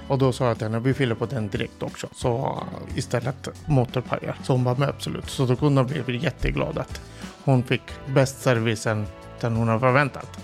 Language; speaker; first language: Swedish; non-native, fluent; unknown